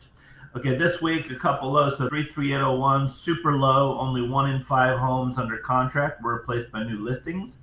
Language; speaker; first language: English; native; English